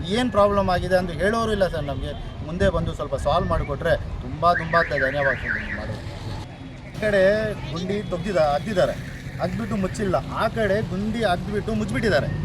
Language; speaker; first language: Kannada; native; Kannada